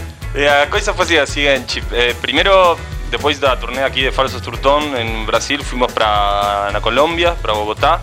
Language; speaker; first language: Portuguese; non-native, fluent; Spanish